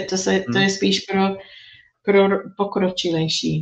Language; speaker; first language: Czech; non-native, fluent; English